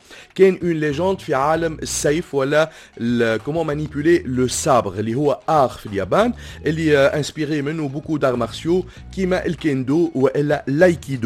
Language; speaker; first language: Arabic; native; Arabic